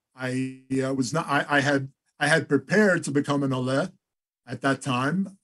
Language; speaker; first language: English; native; English